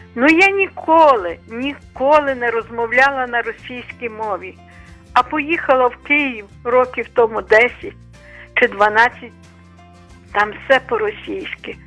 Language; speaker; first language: Ukrainian; native; Ukrainian